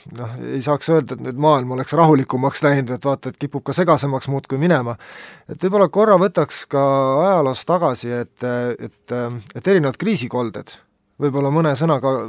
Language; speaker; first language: Estonian; native; Estonian